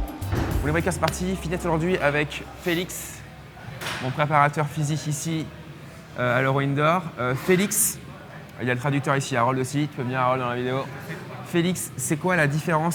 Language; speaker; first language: French; native; French